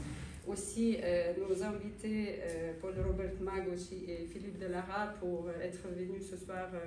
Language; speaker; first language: French; non-native, fluent; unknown